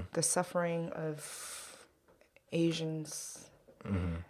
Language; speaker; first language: English; non-native, fluent; Chinese